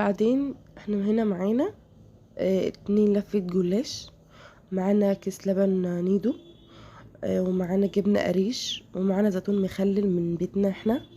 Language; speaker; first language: Arabic; native; Arabic